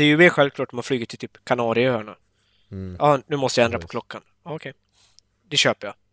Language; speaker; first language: Swedish; native; Swedish